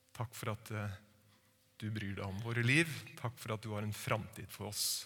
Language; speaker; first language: Norwegian; native; Norwegian